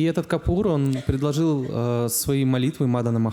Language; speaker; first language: Russian; native; Russian